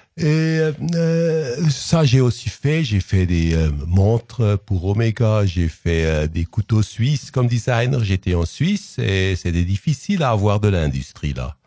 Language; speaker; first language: French; non-native, local second language; Swiss German